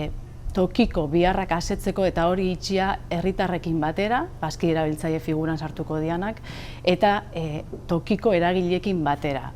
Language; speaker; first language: Basque; native; Basque